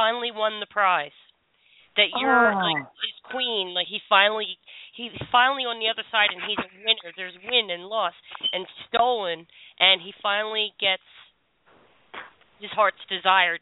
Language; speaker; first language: English; native; English